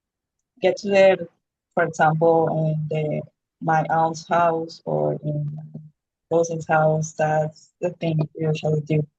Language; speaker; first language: English; non-native, learner; Spanish